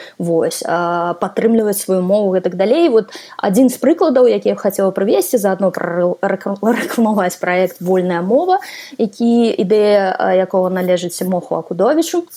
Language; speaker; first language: Belarusian; non-native, local second language; Russian